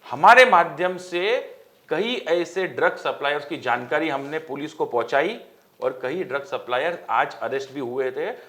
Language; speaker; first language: Hindi; non-native, local second language; Marathi